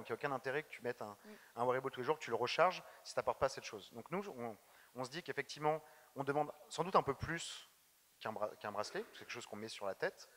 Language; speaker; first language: French; native; French